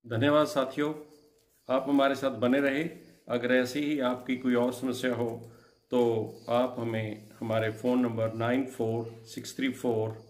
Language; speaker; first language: Hindi; non-native, local second language; Punjabi